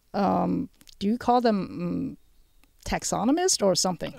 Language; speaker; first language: English; non-native, fluent; Chinese